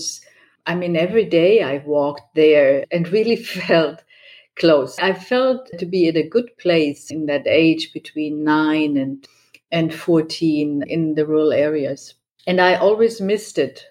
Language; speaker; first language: English; non-native, fluent; German